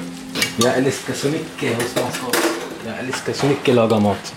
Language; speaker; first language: Swedish; non-native, learner; Arabic